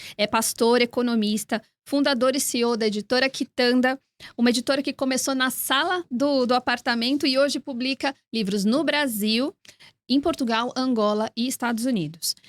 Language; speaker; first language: Portuguese; native; Portuguese